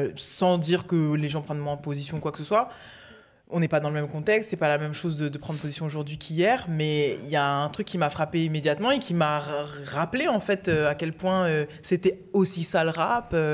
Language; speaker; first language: French; native; French